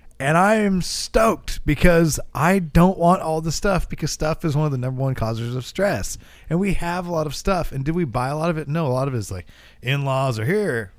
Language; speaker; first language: English; native; English